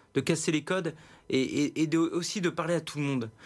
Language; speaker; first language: French; native; French